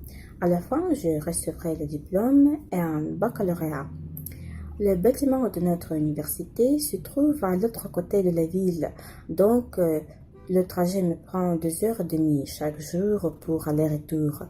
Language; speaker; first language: French; non-native, fluent; Russian